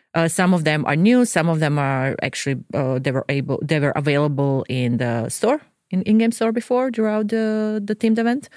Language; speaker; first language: English; non-native, fluent; Croatian